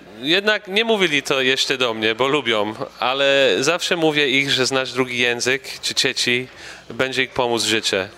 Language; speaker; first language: Polish; early bilingual, heritage; English